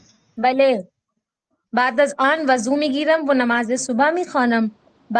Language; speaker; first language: Persian; non-native, learner; Urdu